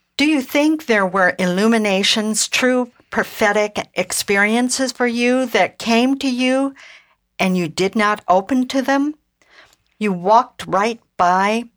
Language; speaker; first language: English; native; English